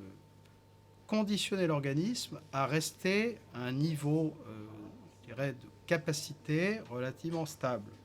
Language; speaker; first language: French; native; French